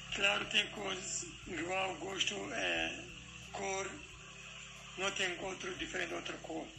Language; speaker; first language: Portuguese; non-native, fluent; Arabic